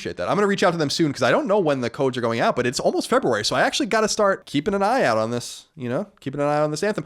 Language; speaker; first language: English; native; English